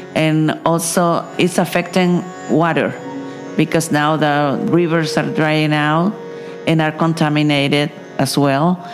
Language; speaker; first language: English; non-native, fluent; Spanish